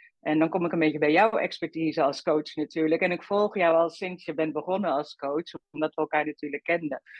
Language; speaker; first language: Dutch; native; Dutch